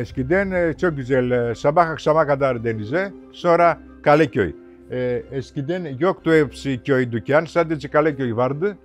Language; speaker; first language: Turkish; non-native, local second language; Greek